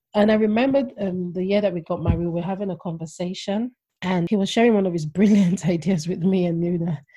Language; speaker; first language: English; non-native, local second language; Yoruba